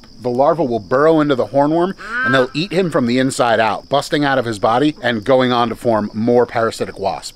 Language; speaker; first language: English; native; English